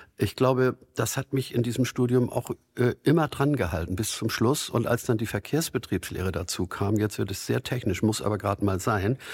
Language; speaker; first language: German; native; German